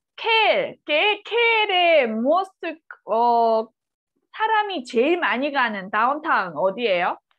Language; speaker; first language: Korean; native; Korean